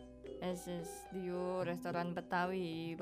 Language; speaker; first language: Catalan; non-native, learner; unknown